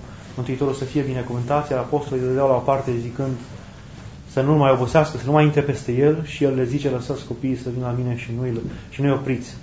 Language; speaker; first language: Romanian; native; Romanian